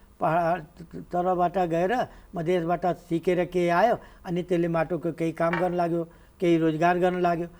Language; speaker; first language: Nepali; non-native, local second language; Awadhi